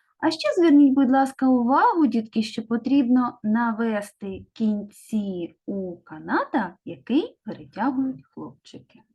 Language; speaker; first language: Ukrainian; native; Ukrainian